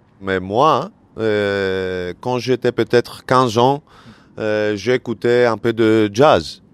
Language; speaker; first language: French; non-native, learner; Greek